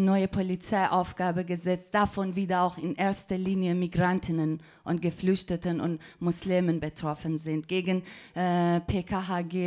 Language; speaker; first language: German; non-native, fluent; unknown